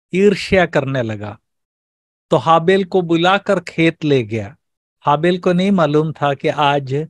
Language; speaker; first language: Hindi; non-native, local second language; Malayalam